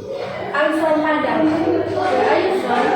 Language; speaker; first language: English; non-native, fluent; Indonesian